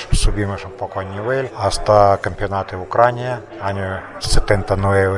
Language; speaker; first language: Spanish; non-native, learner; Russian